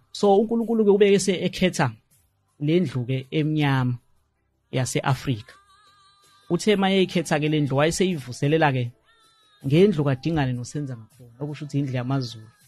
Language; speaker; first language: Zulu; native; Zulu